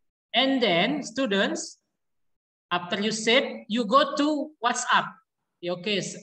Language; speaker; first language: English; non-native, learner; Indonesian